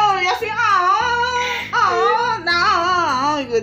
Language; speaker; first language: English; non-native, local second language; Yoruba